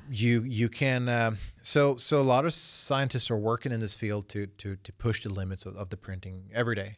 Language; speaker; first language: English; early bilingual, other home language; Swedish